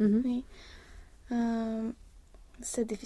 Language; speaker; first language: French; non-native, learner; Swedish